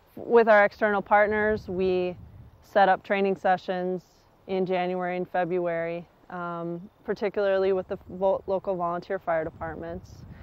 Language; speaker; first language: English; native; English